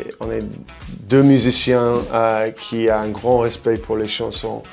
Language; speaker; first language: French; non-native, fluent; English